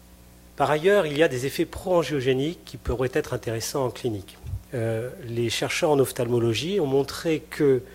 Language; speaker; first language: French; native; French